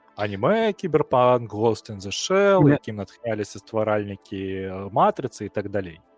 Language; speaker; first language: Belarusian; non-native, local second language; Russian